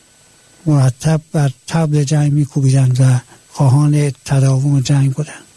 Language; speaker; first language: Persian; native; Persian